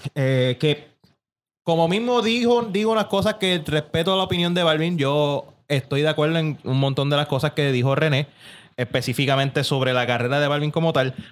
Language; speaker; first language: Spanish; native; Spanish